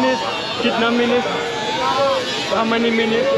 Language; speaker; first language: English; non-native, learner; Vietnamese